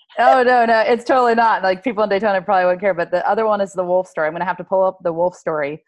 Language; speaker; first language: English; early bilingual, other home language; French